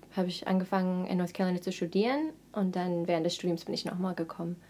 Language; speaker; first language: German; non-native, fluent; English